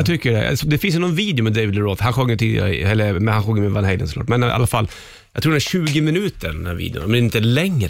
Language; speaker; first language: Swedish; native; Swedish